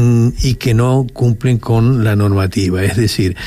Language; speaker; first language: Spanish; native; Spanish